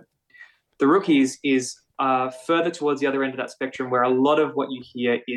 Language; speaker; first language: English; native; English